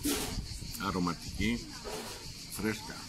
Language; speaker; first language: Greek; non-native, learner; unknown